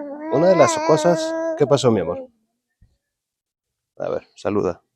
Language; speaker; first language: Spanish; native; Spanish